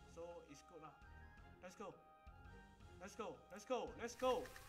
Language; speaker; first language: English; non-native, local second language; Chinese